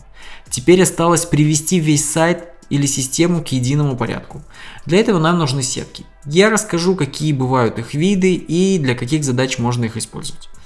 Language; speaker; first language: Russian; native; Russian